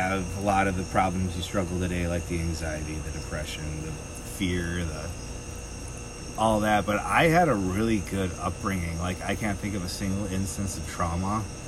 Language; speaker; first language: English; native; English